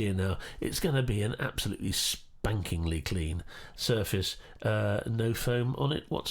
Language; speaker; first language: English; native; English